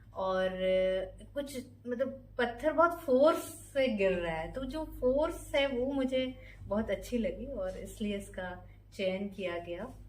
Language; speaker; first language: Hindi; native; Hindi